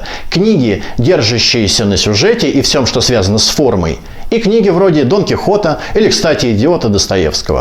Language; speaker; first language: Russian; native; Russian